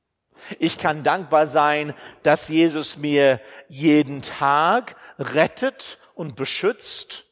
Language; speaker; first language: German; non-native, fluent; English